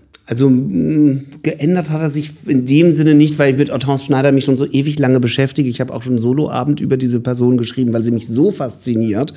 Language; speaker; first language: German; native; German